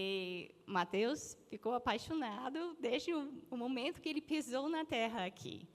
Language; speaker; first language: Portuguese; non-native, fluent; English